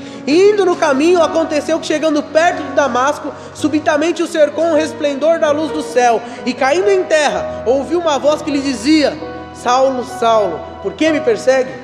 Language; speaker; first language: Portuguese; native; Portuguese